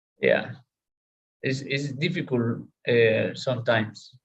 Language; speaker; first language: English; non-native, learner; Spanish